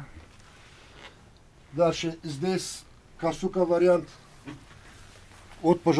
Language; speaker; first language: Russian; non-native, learner; Turkish